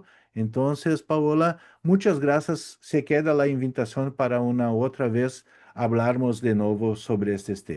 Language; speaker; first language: Spanish; non-native, learner; Portuguese